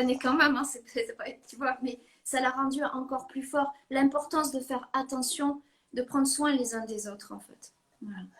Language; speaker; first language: French; native; French